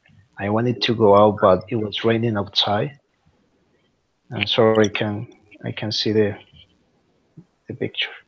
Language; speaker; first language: English; non-native, learner; Spanish